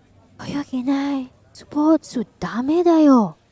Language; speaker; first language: Japanese; non-native, learner; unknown